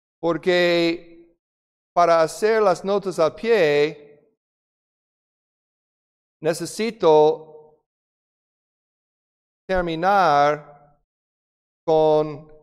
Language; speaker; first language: Spanish; non-native, fluent; English